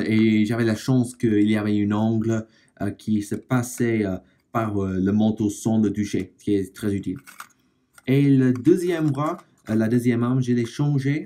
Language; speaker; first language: French; non-native, fluent; English